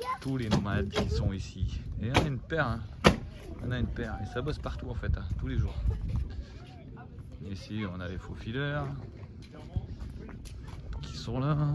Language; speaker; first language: French; native; French